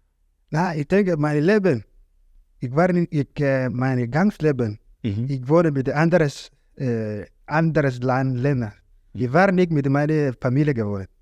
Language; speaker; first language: German; non-native, learner; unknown